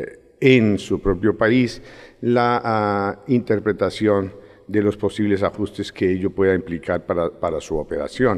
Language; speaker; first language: Spanish; native; Spanish